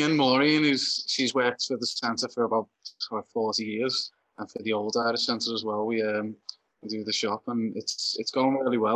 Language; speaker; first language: English; native; English